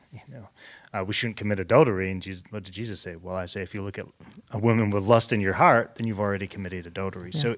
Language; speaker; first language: English; native; English